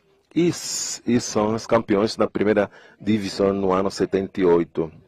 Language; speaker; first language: Portuguese; non-native, fluent; Spanish